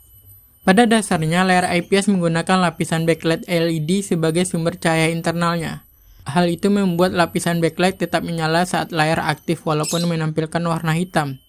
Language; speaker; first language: Indonesian; native; Indonesian